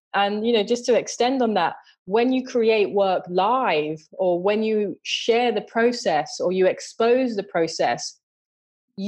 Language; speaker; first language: English; native; English